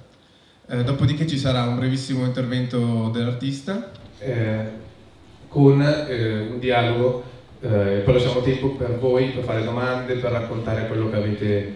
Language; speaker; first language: Italian; native; Italian